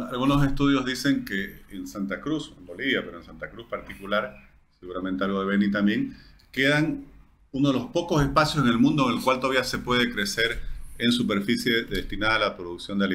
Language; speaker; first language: Spanish; native; Spanish